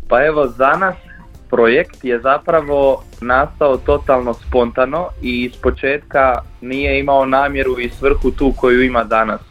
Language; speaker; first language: Croatian; native; Croatian